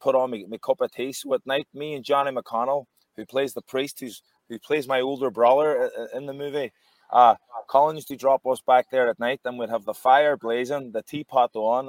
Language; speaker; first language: English; native; English